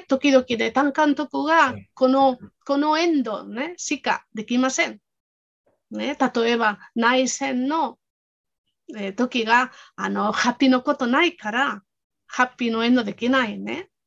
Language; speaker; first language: Japanese; non-native, fluent; Spanish